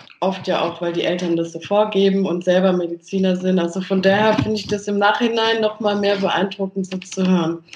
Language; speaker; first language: German; early bilingual, other home language; Italian